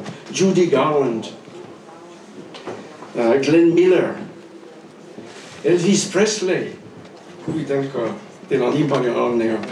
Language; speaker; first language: Finnish; non-native, fluent; French